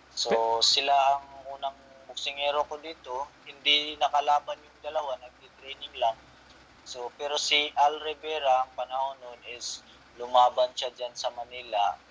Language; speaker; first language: Filipino; non-native, local second language; Cebuano